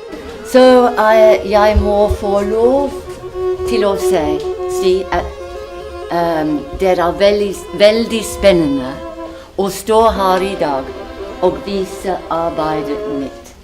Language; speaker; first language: Norwegian; non-native, fluent; English